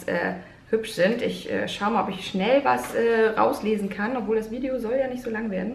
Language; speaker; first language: German; native; German